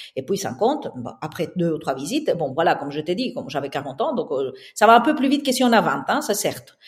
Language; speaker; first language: French; non-native, fluent; Spanish